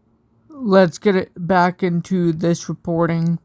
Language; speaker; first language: English; native; English